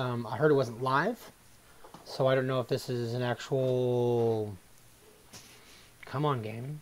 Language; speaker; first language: English; native; English